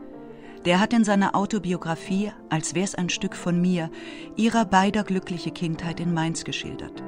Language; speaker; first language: German; native; German